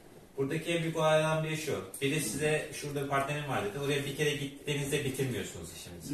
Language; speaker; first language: Turkish; native; Turkish